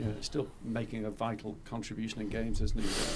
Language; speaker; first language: English; native; English